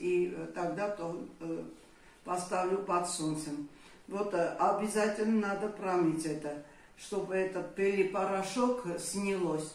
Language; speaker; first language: Russian; non-native, fluent; Armenian